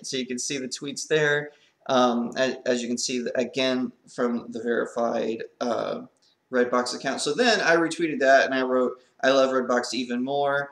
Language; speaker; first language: English; native; English